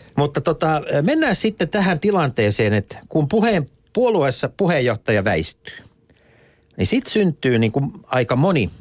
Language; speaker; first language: Finnish; native; Finnish